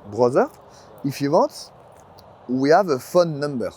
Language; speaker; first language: English; non-native, fluent; French